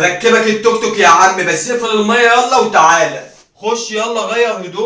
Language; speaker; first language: Arabic; native; Arabic